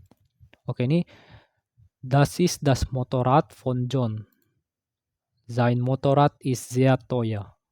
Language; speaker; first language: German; non-native, fluent; Indonesian